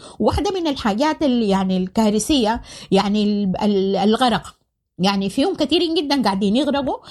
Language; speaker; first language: Arabic; native; Arabic